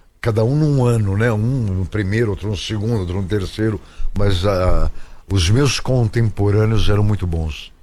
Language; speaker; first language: Portuguese; native; Portuguese